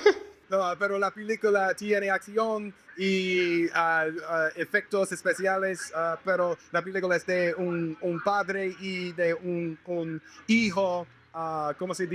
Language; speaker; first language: Spanish; non-native, learner; English